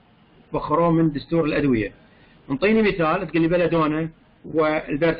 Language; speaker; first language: Arabic; native; Arabic